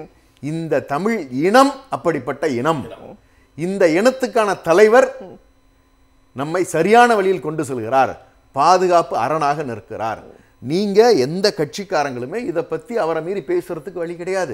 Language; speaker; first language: Tamil; native; Tamil